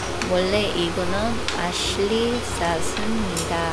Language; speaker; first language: Korean; non-native, learner; Cebuano